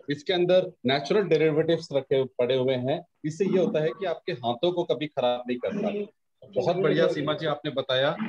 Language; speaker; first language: Hindi; native; Hindi